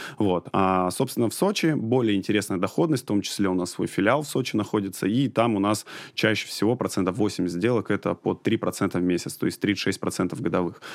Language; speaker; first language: Russian; native; Russian